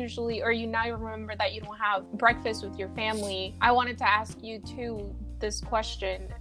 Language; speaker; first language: English; early bilingual, other home language; Spanish